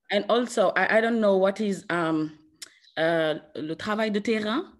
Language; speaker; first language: English; non-native, learner; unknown